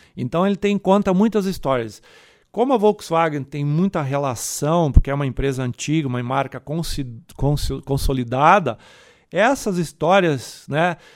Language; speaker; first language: Portuguese; native; Portuguese